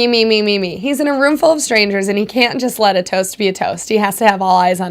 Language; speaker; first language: English; native; English